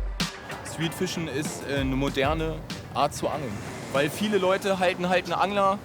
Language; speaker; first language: German; native; German